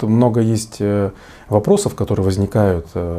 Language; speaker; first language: Russian; native; Russian